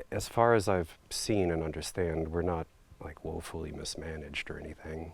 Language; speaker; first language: English; native; English